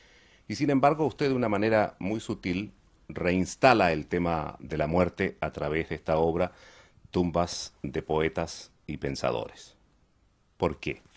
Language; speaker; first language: Spanish; native; Spanish